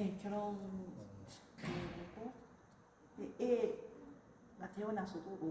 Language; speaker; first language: Korean; non-native, fluent; Japanese